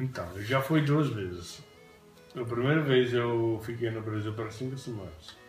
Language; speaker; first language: Portuguese; non-native, fluent; English